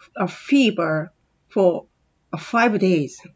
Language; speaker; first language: English; non-native, learner; Japanese